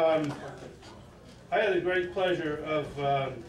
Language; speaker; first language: English; native; English